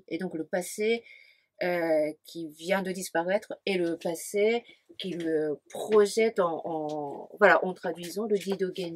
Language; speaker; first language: French; non-native, fluent; Japanese